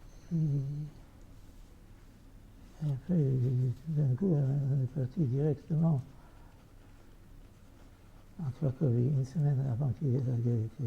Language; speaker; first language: French; non-native, fluent; Yiddish